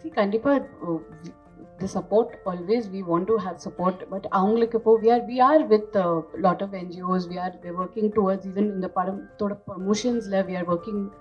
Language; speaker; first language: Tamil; non-native, fluent; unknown